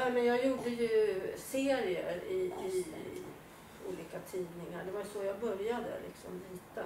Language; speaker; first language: Swedish; native; Swedish